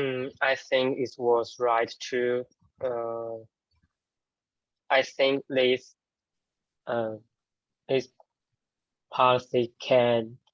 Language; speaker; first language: English; non-native, learner; Chinese